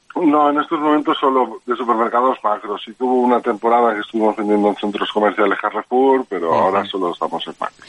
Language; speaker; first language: Spanish; native; Spanish